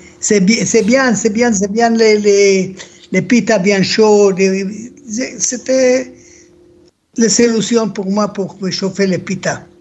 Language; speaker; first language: French; non-native, learner; Hebrew